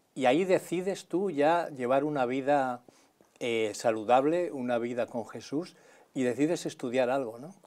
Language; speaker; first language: Spanish; native; Spanish